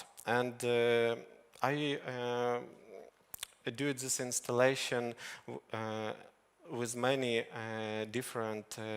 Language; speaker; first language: English; non-native, learner; Ukrainian